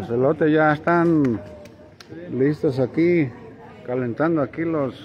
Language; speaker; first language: Spanish; native; Spanish